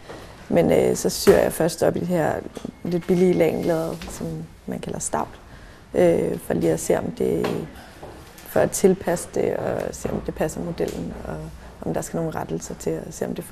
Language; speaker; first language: Danish; native; Danish